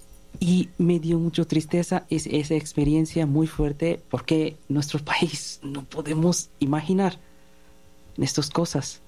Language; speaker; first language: Spanish; non-native, learner; Bangla